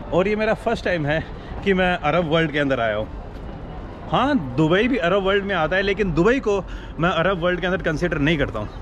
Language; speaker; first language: Hindi; native; Hindi